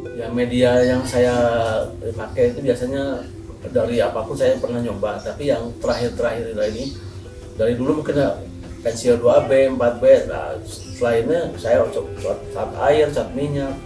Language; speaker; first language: Indonesian; non-native, local second language; Sundanese